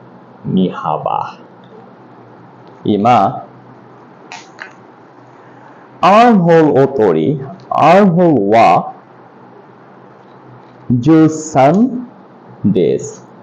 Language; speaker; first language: Japanese; non-native, learner; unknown